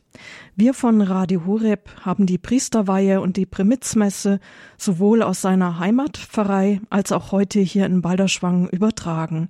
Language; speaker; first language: German; native; German